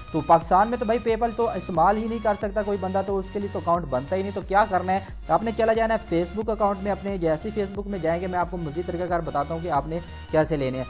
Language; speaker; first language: Urdu; native; Urdu